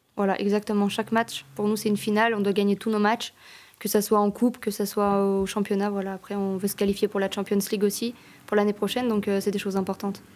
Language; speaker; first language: French; native; French